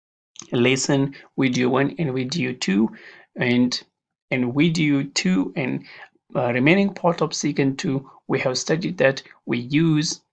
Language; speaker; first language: English; non-native, fluent; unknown